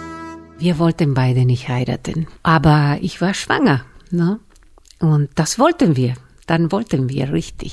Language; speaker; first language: German; non-native, fluent; Spanish